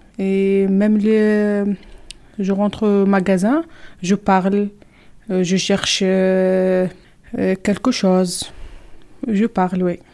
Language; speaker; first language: French; non-native, learner; Arabic